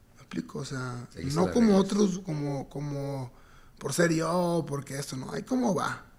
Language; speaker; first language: Spanish; native; Spanish